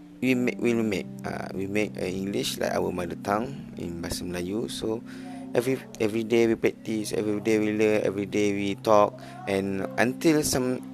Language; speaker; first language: English; non-native, learner; Malay